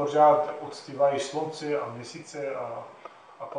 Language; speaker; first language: Czech; non-native, fluent; Arabic